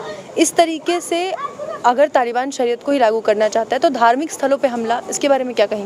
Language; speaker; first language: Hindi; native; Hindi